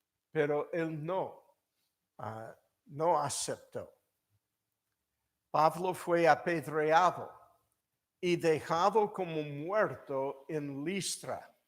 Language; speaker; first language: Spanish; non-native, fluent; English